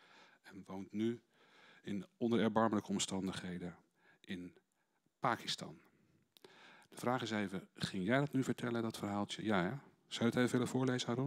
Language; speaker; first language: Dutch; native; Dutch